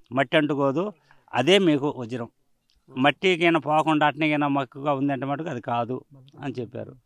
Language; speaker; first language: Telugu; native; Telugu